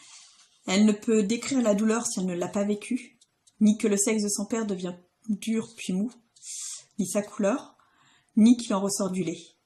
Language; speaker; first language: French; native; French